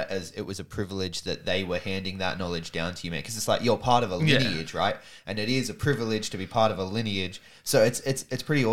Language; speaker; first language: English; native; English